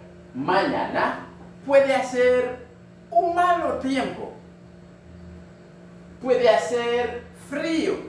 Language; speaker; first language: Spanish; non-native, learner; Haitian Creole